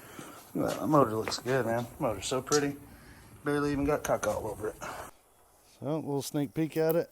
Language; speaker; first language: English; native; English